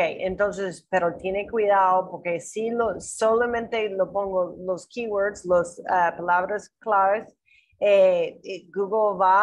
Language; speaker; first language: Spanish; non-native, learner; English